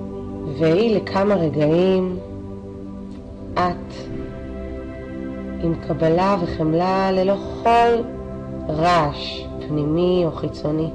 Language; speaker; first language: Hebrew; native; Hebrew